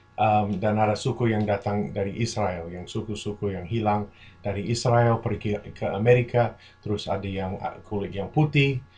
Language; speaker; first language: Indonesian; non-native, fluent; English